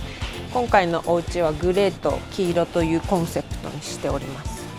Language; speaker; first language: Japanese; native; Japanese